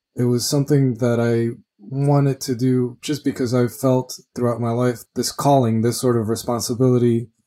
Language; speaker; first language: English; early bilingual, other home language; Spanish